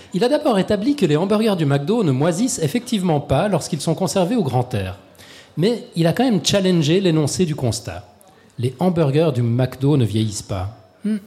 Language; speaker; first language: French; native; French